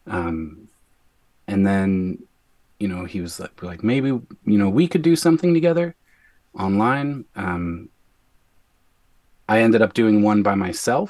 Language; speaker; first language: English; native; English